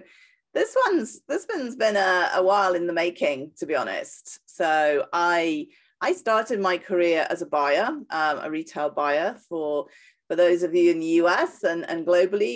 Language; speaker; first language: English; native; English